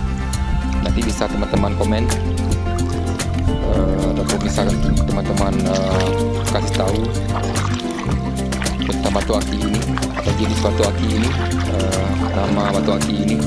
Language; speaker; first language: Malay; non-native, local second language; Achinese